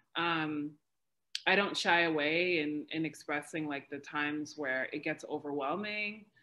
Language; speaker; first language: English; native; English